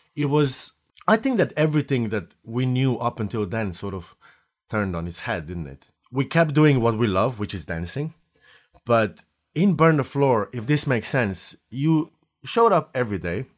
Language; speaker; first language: English; non-native, fluent; Slovenian